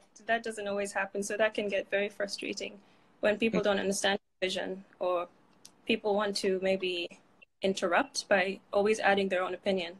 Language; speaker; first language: English; non-native, local second language; Fula